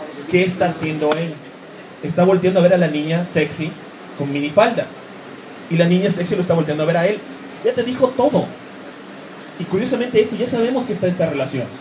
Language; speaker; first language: Spanish; native; Spanish